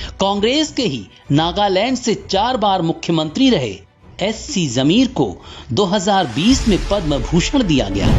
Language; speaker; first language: Hindi; native; Hindi